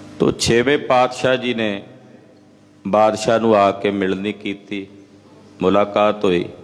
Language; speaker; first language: Punjabi; native; Punjabi